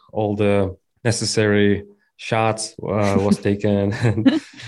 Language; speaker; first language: English; non-native, fluent; Kazakh